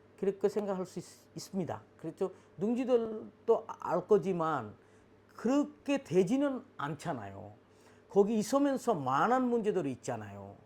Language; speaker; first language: Korean; non-native, learner; Bangla